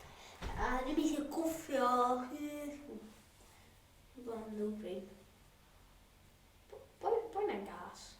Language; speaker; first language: Welsh; non-native, local second language; English